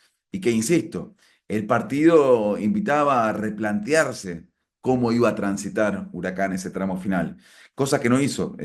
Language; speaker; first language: Spanish; native; Spanish